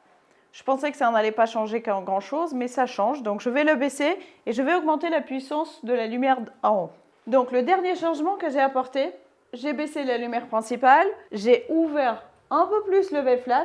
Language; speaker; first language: French; native; French